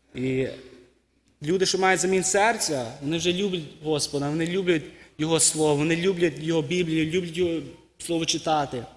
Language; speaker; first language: Ukrainian; early bilingual, heritage; Ukrainian